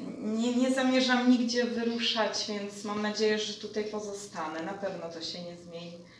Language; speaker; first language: Polish; early bilingual, heritage; Polish